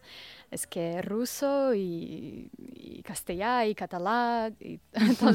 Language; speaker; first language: Catalan; non-native, learner; Russian